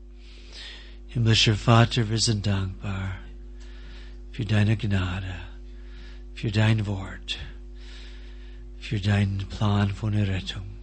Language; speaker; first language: German; non-native, fluent; English